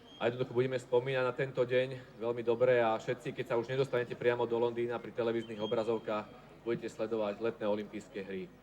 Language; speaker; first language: Slovak; native; Slovak